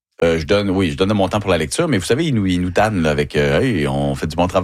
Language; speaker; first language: French; native; French